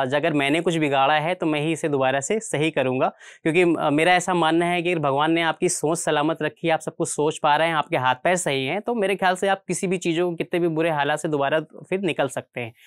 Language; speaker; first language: Hindi; native; Hindi